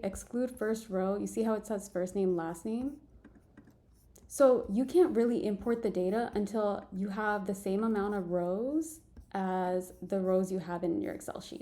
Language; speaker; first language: English; native; English